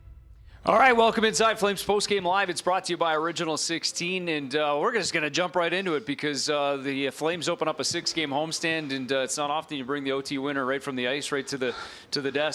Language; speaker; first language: English; native; English